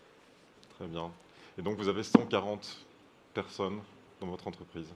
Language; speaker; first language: French; native; French